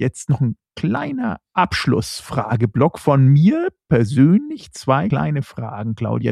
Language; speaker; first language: German; native; German